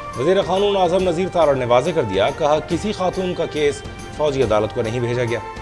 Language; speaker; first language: Urdu; native; Urdu